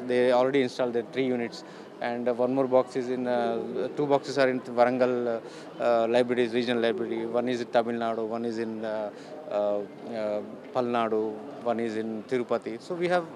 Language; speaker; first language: English; non-native, local second language; Telugu